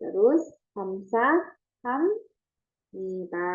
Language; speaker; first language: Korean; non-native, learner; Indonesian